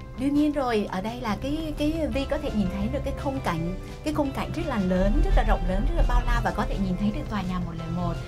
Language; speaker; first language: Vietnamese; native; Vietnamese